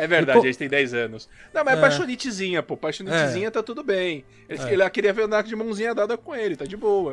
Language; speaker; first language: Portuguese; native; Portuguese